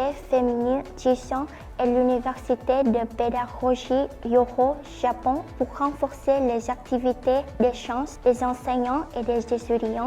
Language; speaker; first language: French; non-native, fluent; Vietnamese